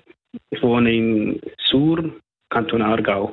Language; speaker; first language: German; non-native, fluent; Persian